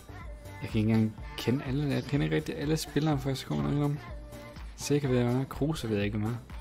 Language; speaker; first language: Danish; native; Danish